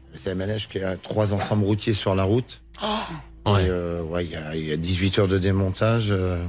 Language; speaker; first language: French; native; French